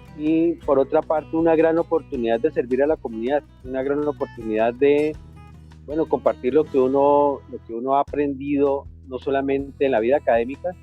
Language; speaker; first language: Spanish; native; Spanish